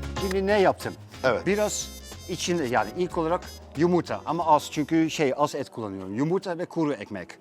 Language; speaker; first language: Turkish; non-native, fluent; Dutch